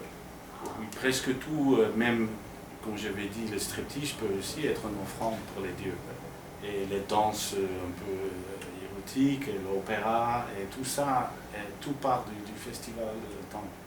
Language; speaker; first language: French; non-native, fluent; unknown